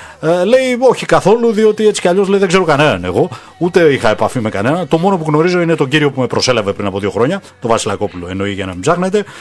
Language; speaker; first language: Greek; native; Greek